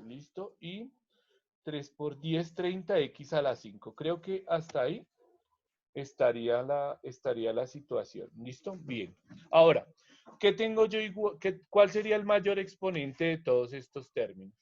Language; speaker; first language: Spanish; native; Spanish